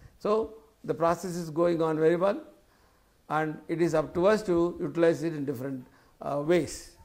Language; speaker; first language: English; non-native, local second language; Tamil